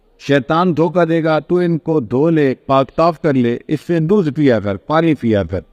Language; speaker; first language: Urdu; non-native, local second language; Punjabi